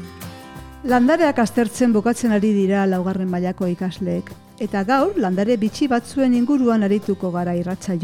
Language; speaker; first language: Basque; native; Basque